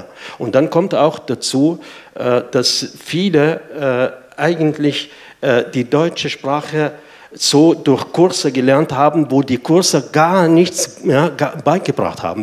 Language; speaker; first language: German; non-native, fluent; Arabic